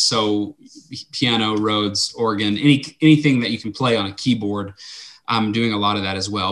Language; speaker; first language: English; native; English